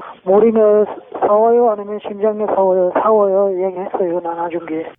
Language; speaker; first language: Korean; non-native, learner; Uzbek